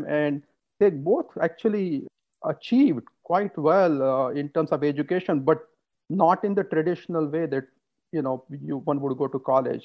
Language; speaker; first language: English; non-native, local second language; Hindi